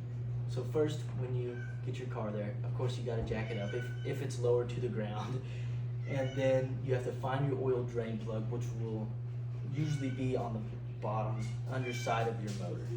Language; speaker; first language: English; native; English